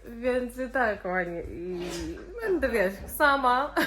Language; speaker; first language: Polish; non-native, learner; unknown